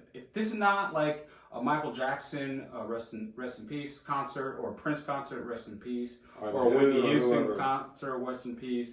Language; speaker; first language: English; native; English